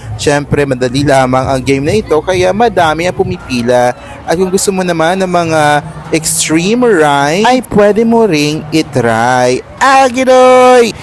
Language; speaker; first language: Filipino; non-native, local second language; Waray